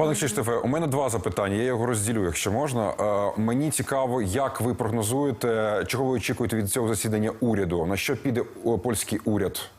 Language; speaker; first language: Ukrainian; native; Ukrainian